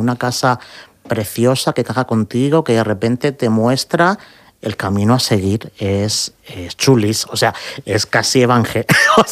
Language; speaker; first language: Spanish; native; Spanish